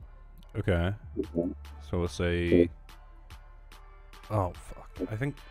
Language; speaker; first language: English; native; English